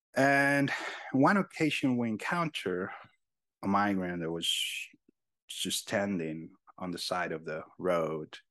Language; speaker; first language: English; non-native, fluent; Spanish